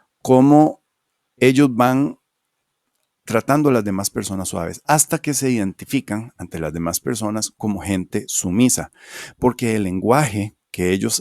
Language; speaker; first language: Spanish; native; Spanish